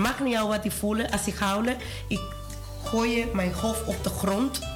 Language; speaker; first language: Dutch; non-native, learner; Spanish